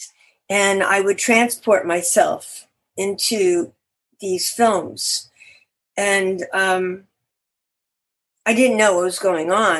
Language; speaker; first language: English; native; English